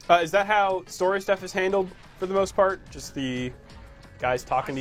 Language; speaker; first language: English; native; English